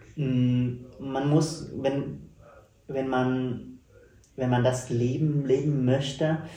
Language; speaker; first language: German; non-native, fluent; Vietnamese